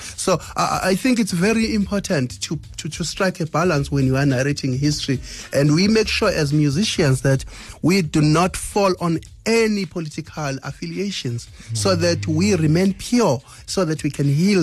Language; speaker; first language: English; non-native, local second language; Zulu